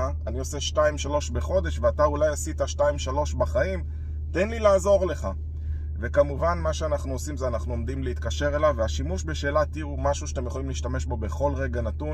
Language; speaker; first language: Hebrew; native; Hebrew